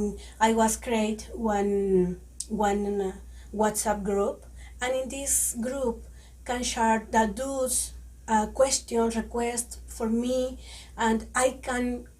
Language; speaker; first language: English; non-native, learner; Spanish